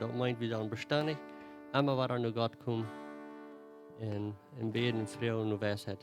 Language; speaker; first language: German; non-native, learner; Plautdietsch